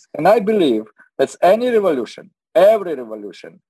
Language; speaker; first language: English; non-native, learner; Russian